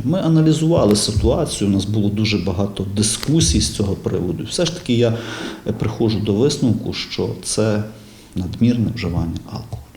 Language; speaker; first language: Ukrainian; native; Ukrainian